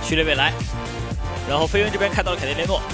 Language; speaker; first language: Chinese; native; Chinese